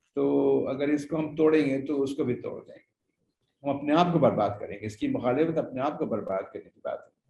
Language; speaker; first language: Urdu; native; Urdu